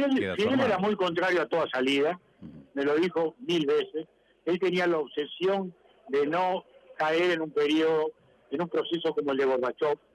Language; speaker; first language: Spanish; native; Spanish